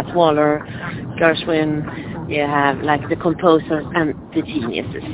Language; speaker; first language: English; non-native, fluent; Swedish